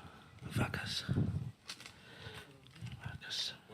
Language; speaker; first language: Spanish; non-native, learner; English